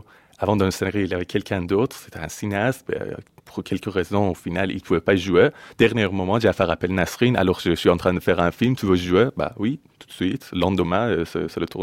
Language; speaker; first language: French; non-native, fluent; Persian